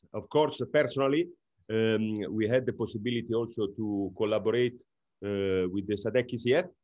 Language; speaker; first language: English; non-native, fluent; Italian